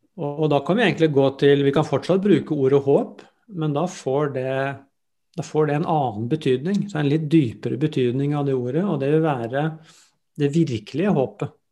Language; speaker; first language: Norwegian; native; Norwegian